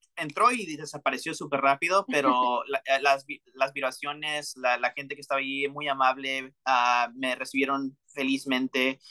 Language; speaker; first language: Spanish; early bilingual, heritage; Spanish